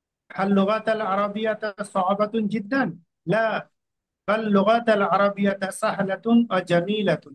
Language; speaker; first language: Arabic; non-native, learner; Bangla